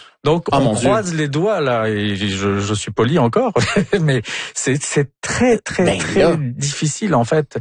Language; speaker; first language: French; native; French